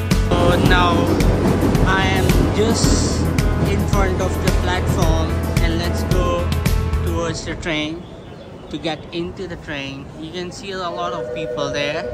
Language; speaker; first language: English; non-native, local second language; Urdu